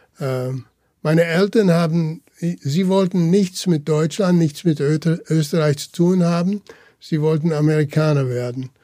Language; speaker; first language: German; early bilingual, heritage; German